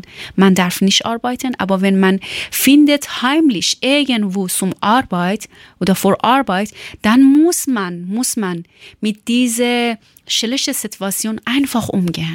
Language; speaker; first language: German; non-native, learner; Persian